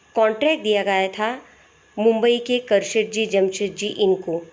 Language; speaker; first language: Hindi; non-native, local second language; Marathi